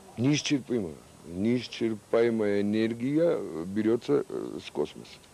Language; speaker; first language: Russian; non-native, local second language; Georgian